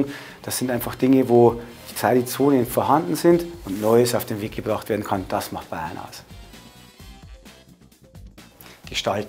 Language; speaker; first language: German; native; German